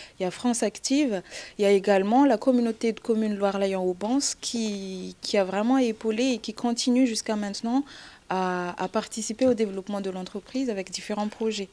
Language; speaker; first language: French; non-native, local second language; Malagasy